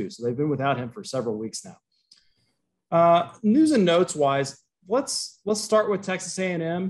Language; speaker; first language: English; native; English